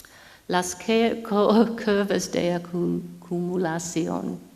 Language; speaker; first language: Spanish; non-native, fluent; English